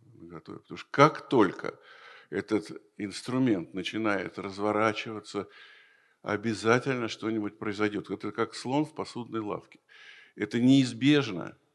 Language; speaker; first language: Russian; native; Russian